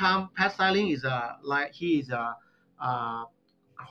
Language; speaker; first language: English; non-native, learner; Thai